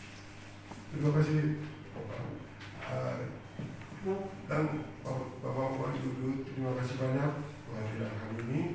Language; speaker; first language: Indonesian; non-native, fluent; Japanese